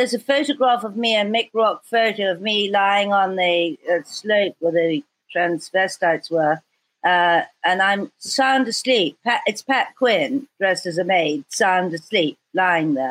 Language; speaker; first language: English; native; English